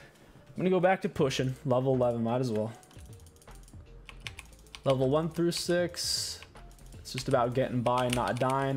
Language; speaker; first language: English; native; English